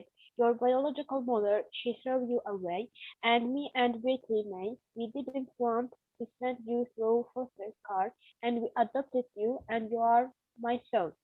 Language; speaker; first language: English; non-native, learner; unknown